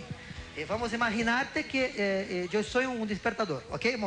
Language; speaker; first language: Spanish; non-native, learner; Portuguese